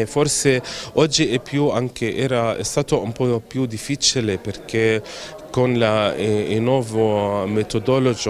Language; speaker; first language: Italian; non-native, fluent; Arabic